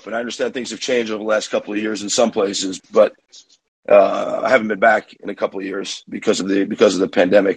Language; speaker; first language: English; native; English